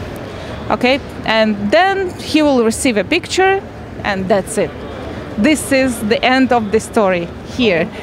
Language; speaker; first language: English; non-native, learner; Russian